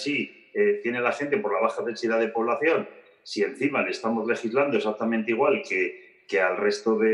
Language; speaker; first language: Spanish; native; Spanish